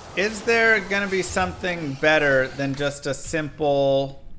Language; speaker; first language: English; native; English